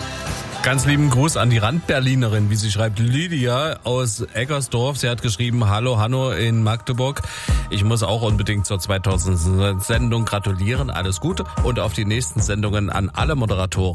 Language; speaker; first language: German; native; German